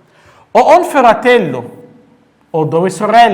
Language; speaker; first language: Italian; non-native, fluent; Arabic